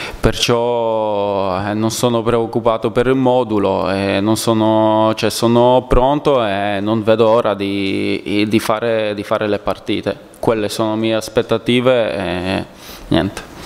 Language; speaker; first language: Italian; non-native, fluent; Polish